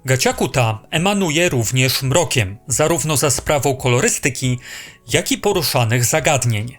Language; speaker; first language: Polish; native; Polish